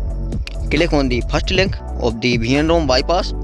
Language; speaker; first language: English; non-native, local second language; Hindi